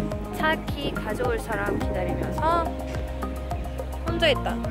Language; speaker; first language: Korean; non-native, fluent; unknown